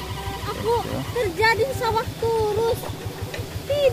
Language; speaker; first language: Indonesian; non-native, local second language; Sundanese